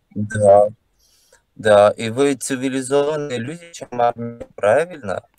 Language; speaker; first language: Russian; non-native, local second language; Armenian